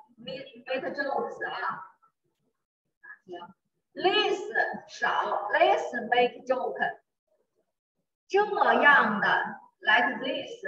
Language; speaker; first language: English; non-native, learner; Chinese